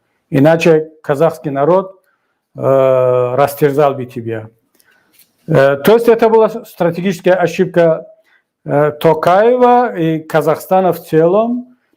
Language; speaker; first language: Russian; non-native, local second language; Tajik